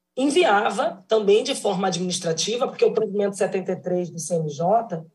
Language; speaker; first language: Portuguese; native; Portuguese